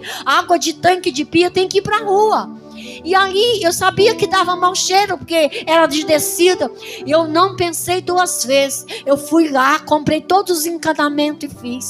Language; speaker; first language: Portuguese; native; Portuguese